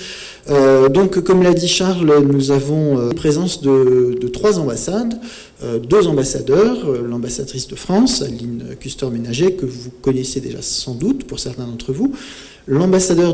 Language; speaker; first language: French; native; French